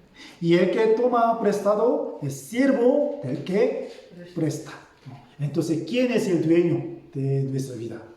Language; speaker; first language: Spanish; non-native, fluent; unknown